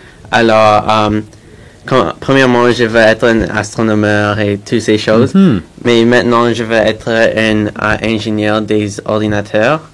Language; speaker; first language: French; non-native, local second language; English